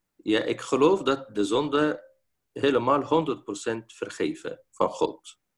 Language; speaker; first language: Dutch; non-native, fluent; Arabic